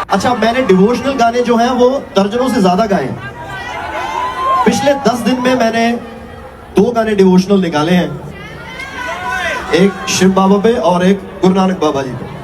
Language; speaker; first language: Hindi; non-native, local second language; Punjabi